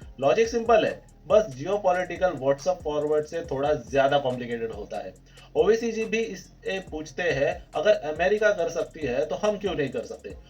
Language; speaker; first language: Hindi; native; Hindi